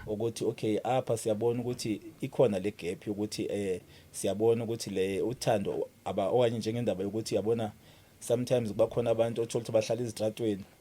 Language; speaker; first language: Zulu; non-native, local second language; Xhosa